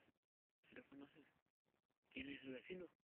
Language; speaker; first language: Spanish; native; Spanish